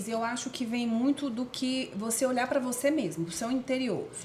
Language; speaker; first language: Portuguese; native; Portuguese